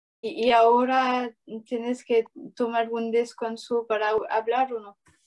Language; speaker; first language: Spanish; non-native, fluent; French